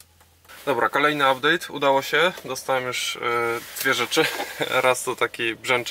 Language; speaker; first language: Polish; native; Polish